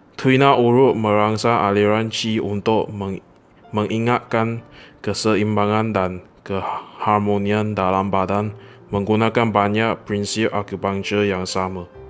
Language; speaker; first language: Malay; non-native, local second language; Chinese